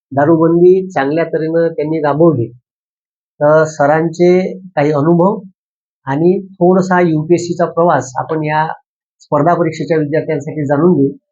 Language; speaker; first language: Marathi; native; Marathi